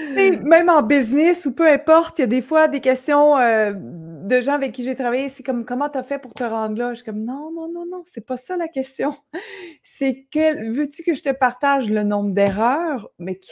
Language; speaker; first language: French; native; French